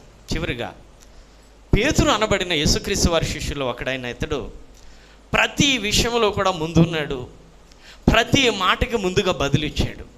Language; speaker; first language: Telugu; native; Telugu